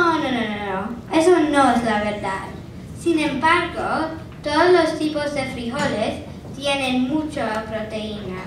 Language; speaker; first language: Spanish; non-native, learner; English